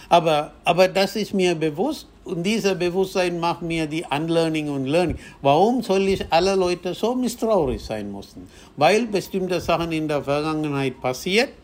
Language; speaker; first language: German; non-native, fluent; Tamil